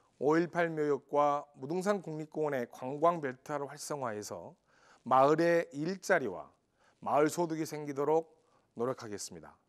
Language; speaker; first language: Korean; native; Korean